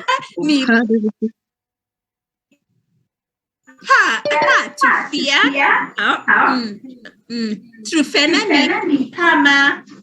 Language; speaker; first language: Chinese; non-native, fluent; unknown